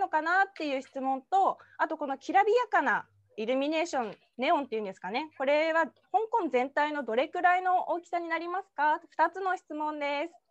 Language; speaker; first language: Japanese; native; Japanese